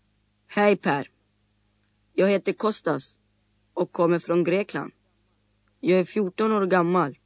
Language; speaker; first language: Swedish; non-native, learner; Greek